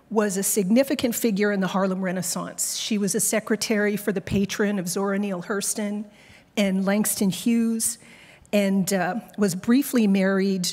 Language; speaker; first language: English; native; English